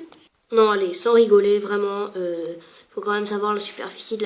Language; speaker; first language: French; native; French